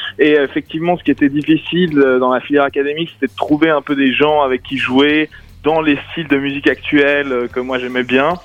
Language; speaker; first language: French; native; French